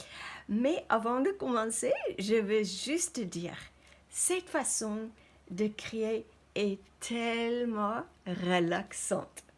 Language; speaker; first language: French; non-native, fluent; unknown